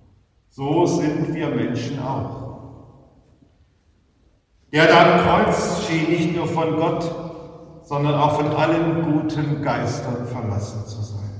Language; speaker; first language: German; native; German